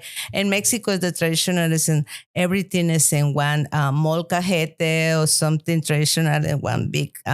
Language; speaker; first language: English; non-native, learner; Spanish